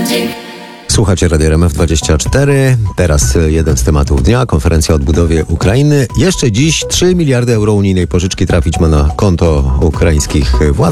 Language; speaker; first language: Polish; native; Polish